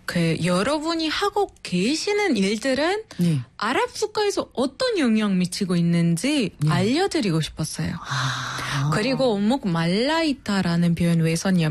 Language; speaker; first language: Korean; non-native, fluent; Arabic